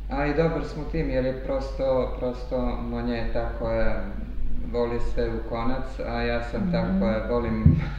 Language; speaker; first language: Serbian; non-native, local second language; Hungarian